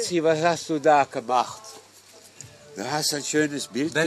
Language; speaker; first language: German; non-native, fluent; Dutch